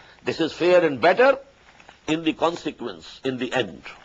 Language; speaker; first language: English; non-native, local second language; Urdu